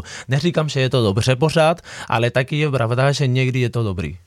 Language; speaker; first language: Czech; non-native, fluent; Spanish